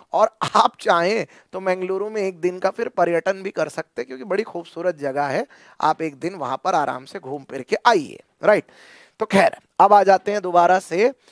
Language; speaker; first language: Hindi; non-native, local second language; Marathi